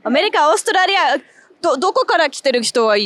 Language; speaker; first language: Japanese; non-native, fluent; English